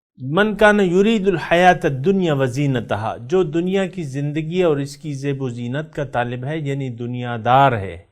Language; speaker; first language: Urdu; non-native, local second language; Pashto